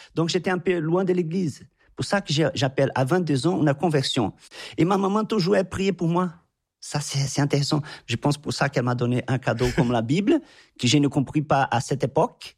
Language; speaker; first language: French; non-native, fluent; Portuguese